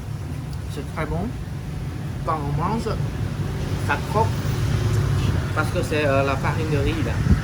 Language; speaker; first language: French; non-native, fluent; Khmer